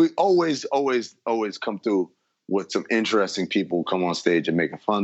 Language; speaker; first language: English; native; English